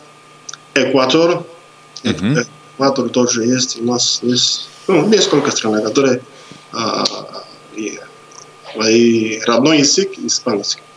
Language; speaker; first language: Russian; non-native, fluent; Spanish